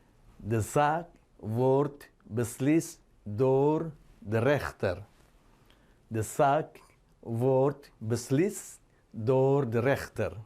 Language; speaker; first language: Dutch; non-native, fluent; Indonesian